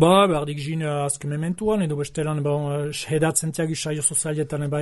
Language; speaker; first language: Basque; native; Basque